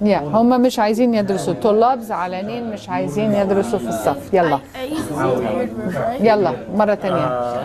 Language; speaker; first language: Arabic; non-native, fluent; English